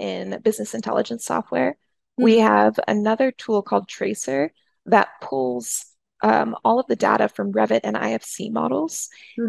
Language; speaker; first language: English; native; English